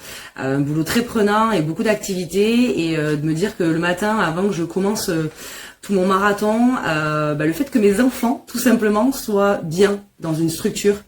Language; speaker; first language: French; native; French